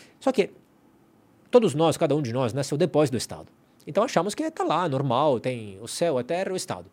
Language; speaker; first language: Portuguese; non-native, fluent; Italian